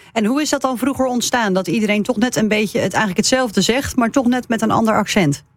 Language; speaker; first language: Dutch; native; Dutch